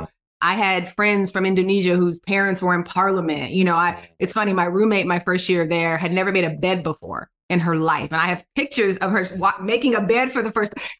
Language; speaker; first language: English; native; English